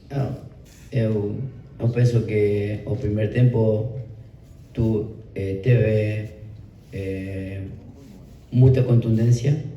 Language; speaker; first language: Portuguese; non-native, learner; Spanish